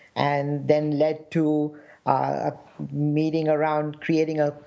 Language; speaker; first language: English; non-native, local second language; Sinhala